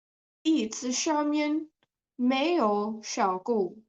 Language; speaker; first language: Chinese; non-native, learner; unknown